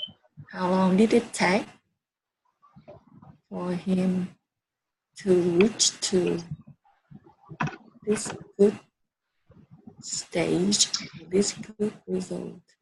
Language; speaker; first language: English; non-native, fluent; Vietnamese